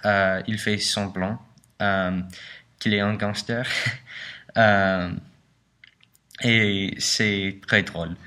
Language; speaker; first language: French; non-native, learner; English